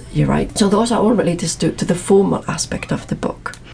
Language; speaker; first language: English; non-native, fluent; Spanish